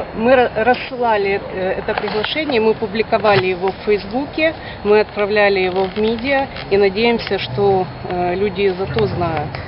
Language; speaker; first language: Russian; non-native, local second language; Ukrainian